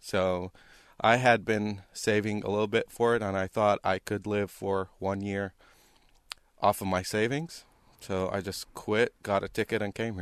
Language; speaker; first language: English; non-native, fluent; Arabic